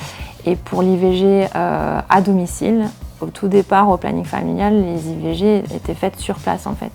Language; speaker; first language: French; native; French